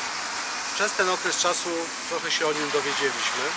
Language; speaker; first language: Polish; native; Polish